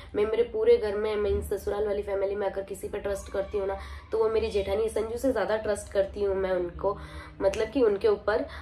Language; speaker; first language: Hindi; non-native, local second language; Marwari